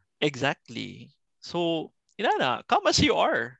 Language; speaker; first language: English; non-native, local second language; Cebuano